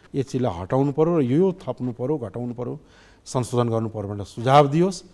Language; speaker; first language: Nepali; non-native, local second language; Maithili